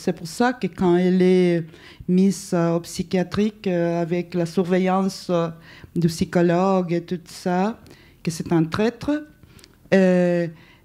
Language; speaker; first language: French; non-native, fluent; Spanish